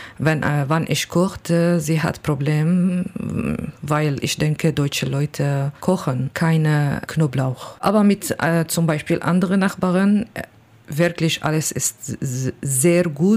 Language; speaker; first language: German; non-native, learner; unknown